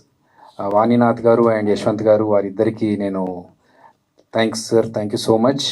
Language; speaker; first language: Telugu; native; Telugu